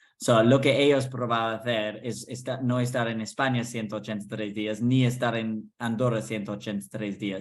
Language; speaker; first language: Spanish; non-native, fluent; English